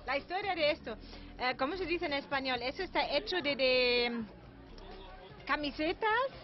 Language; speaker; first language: Spanish; non-native, learner; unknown